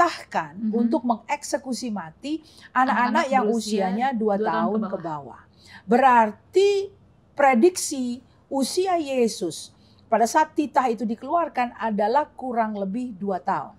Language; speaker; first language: Indonesian; native; Indonesian